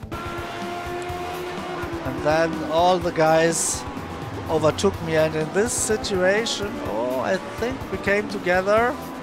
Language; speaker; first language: English; non-native, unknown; German